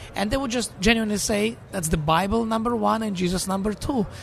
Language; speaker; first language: English; non-native, fluent; Russian